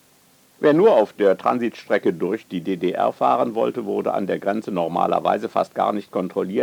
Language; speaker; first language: German; native; German